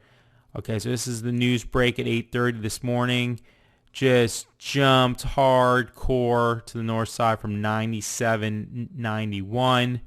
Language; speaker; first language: English; native; English